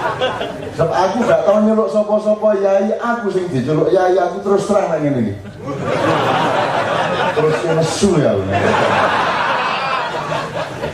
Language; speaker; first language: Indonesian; non-native, local second language; Javanese